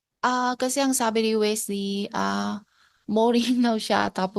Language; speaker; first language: Filipino; non-native, learner; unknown